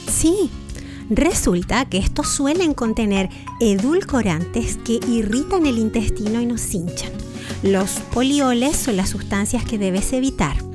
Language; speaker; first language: Spanish; native; Spanish